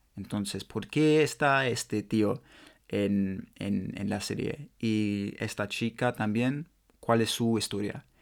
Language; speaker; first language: Spanish; non-native, learner; English